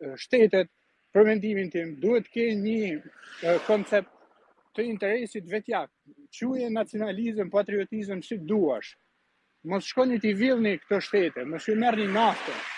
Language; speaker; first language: Albanian; native; Albanian